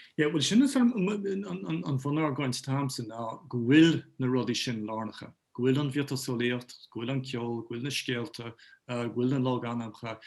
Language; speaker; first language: Irish; non-native, local second language; English